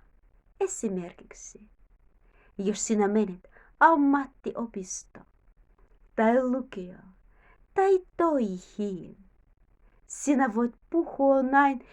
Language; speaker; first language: Finnish; non-native, learner; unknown